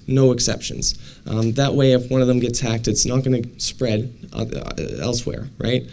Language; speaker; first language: English; native; English